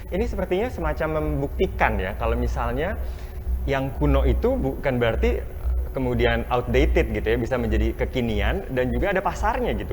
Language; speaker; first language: Indonesian; native; Indonesian